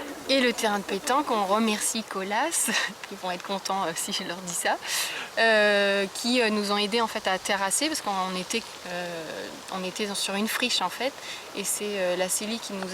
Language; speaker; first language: French; native; French